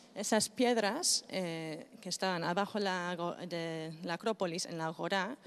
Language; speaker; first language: Spanish; non-native, fluent; Greek